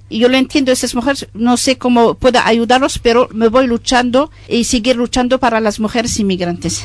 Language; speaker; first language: Spanish; non-native, fluent; Arabic